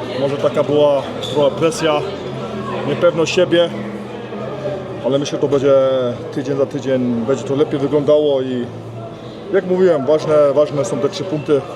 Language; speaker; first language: Polish; early bilingual, heritage; Polish